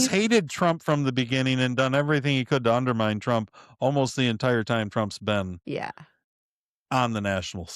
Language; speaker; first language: English; native; English